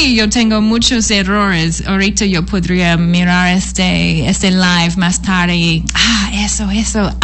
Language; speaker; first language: Spanish; non-native, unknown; English